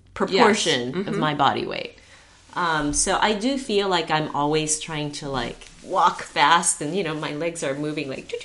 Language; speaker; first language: English; early bilingual, heritage; Chinese